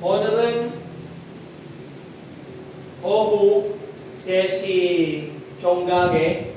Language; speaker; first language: Korean; non-native, fluent; Filipino